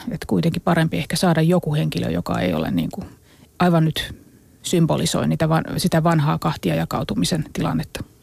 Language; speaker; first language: Finnish; native; Finnish